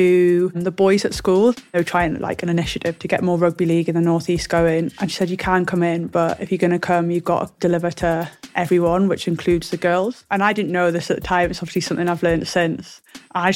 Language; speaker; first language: English; native; English